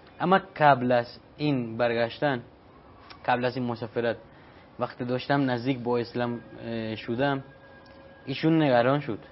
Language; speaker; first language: Persian; non-native, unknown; Spanish